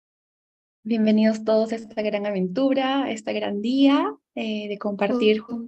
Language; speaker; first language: Spanish; native; Spanish